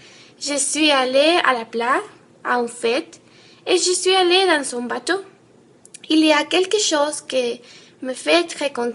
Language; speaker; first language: French; non-native, learner; Spanish